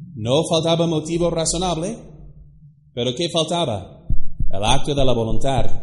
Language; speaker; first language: Spanish; non-native, fluent; English